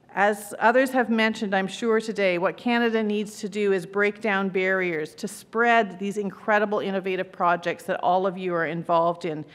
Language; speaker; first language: English; native; English